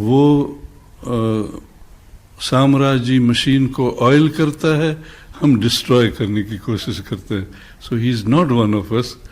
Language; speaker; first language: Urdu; non-native, local second language; Baluchi